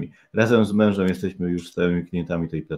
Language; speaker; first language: Polish; native; Polish